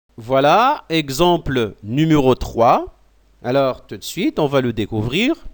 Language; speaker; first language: French; non-native, local second language; Arabic